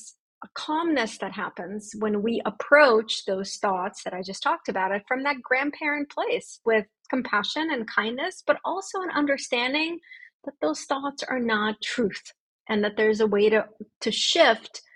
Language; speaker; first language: English; early bilingual, other home language; Russian